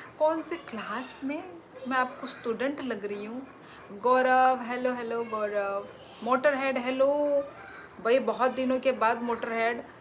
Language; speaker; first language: Hindi; non-native, local second language; Kok Borok